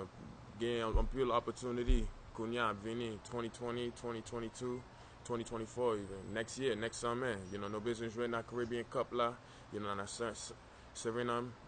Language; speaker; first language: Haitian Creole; early bilingual, heritage; English